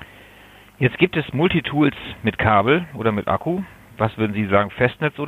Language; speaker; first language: German; native; German